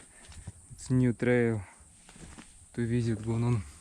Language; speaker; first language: English; non-native, learner; Russian